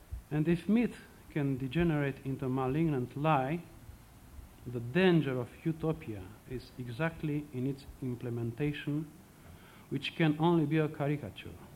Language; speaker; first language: English; non-native, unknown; Romanian